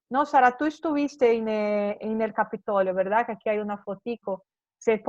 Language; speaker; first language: Spanish; non-native, fluent; Portuguese